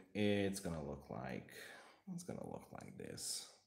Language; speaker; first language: English; non-native, fluent; Hungarian